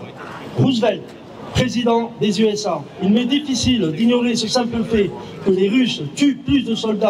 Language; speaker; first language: French; native; French